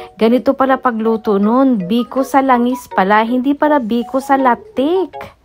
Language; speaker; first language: Filipino; non-native, local second language; Cebuano